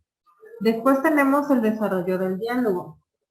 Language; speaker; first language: Spanish; native; Spanish